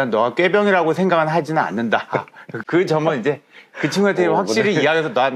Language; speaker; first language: Korean; native; Korean